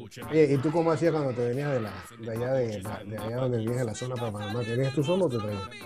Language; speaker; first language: Spanish; native; Spanish